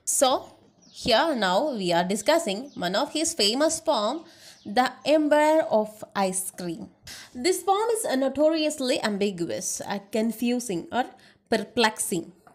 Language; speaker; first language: English; non-native, local second language; Malayalam